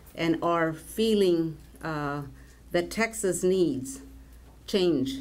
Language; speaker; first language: English; early bilingual, other home language; Spanish